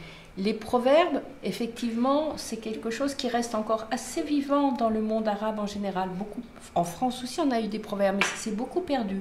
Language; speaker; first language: French; native; French